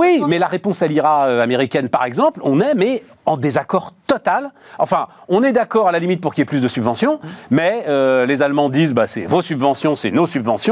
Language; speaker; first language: French; native; French